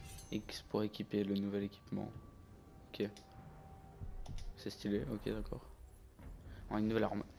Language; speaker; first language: French; native; French